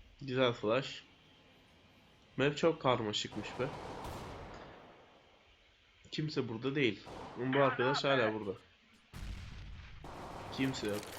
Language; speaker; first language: Turkish; native; Turkish